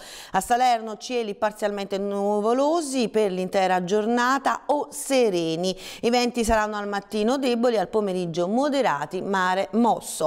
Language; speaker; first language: Italian; native; Italian